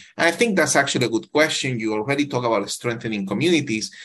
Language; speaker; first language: English; non-native, fluent; Spanish